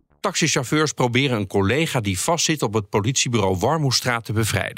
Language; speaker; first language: Dutch; native; Dutch